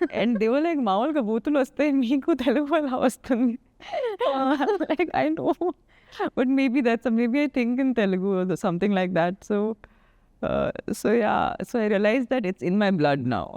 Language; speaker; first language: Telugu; non-native, local second language; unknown